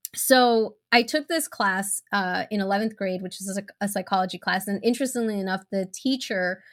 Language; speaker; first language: English; early bilingual, other home language; Spanish